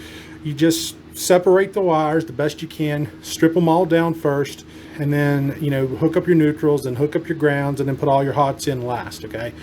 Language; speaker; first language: English; native; English